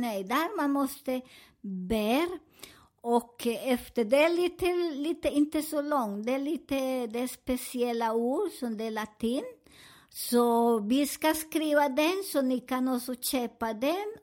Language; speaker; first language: Swedish; non-native, learner; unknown